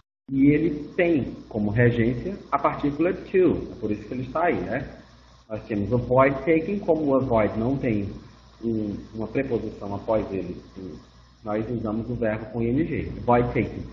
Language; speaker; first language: Portuguese; native; Portuguese